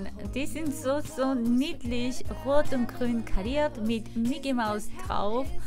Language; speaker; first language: German; non-native, fluent; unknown